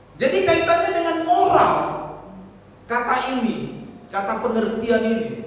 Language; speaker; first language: Indonesian; non-native, local second language; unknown